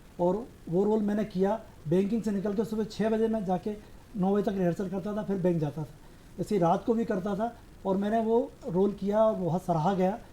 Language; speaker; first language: Hindi; native; Hindi